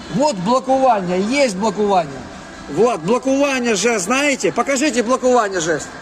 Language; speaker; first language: Ukrainian; non-native, local second language; Russian